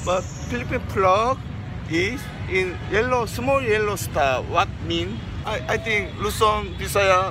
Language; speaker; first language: English; non-native, learner; Korean